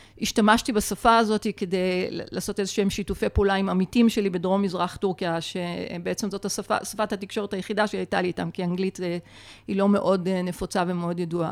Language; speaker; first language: Hebrew; native; Hebrew